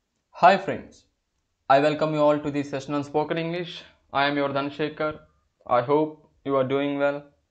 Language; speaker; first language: English; non-native, local second language; Telugu